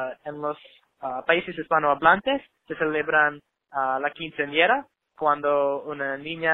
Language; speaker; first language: Spanish; non-native, learner; English